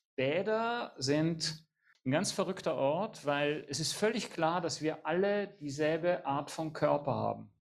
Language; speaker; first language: German; native; German